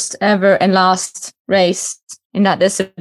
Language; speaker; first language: English; non-native, fluent; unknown